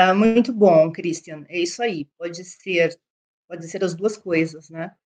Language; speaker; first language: Portuguese; native; Portuguese